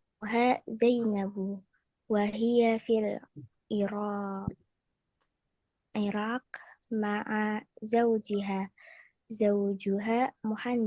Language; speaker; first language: Arabic; non-native, learner; Indonesian